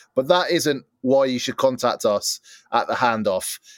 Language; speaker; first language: English; native; English